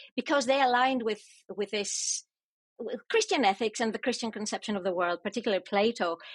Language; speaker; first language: English; non-native, fluent; Greek